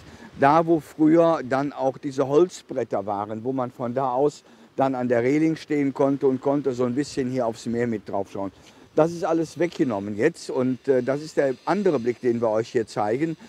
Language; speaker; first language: German; native; German